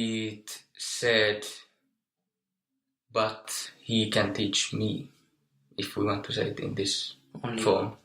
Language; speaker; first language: English; non-native, fluent; Finnish